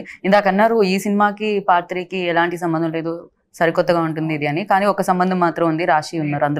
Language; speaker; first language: Telugu; native; Telugu